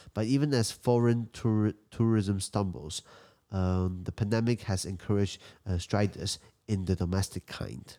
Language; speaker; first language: English; non-native, fluent; Chinese